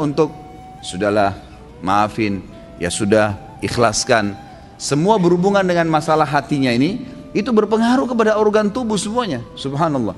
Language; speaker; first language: Indonesian; native; Indonesian